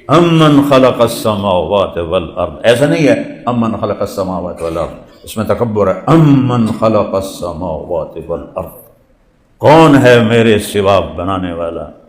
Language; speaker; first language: Urdu; non-native, local second language; Punjabi